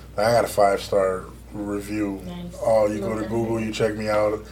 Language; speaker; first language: English; native; English